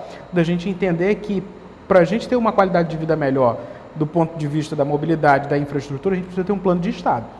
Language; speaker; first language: Portuguese; native; Portuguese